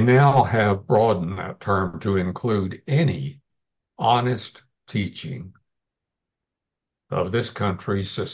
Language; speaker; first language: English; native; English